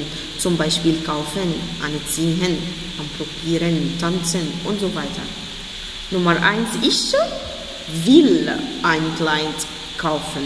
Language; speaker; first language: German; non-native, fluent; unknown